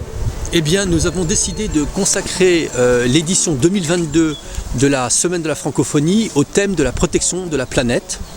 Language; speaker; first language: French; native; French